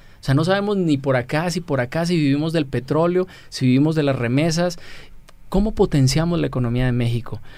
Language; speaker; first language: Spanish; native; Spanish